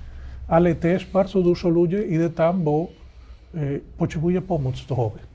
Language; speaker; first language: Polish; non-native, learner; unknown